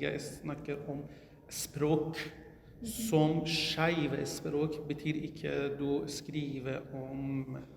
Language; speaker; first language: Norwegian; non-native, learner; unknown